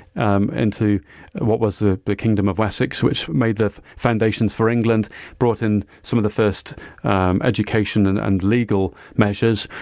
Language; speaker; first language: English; native; English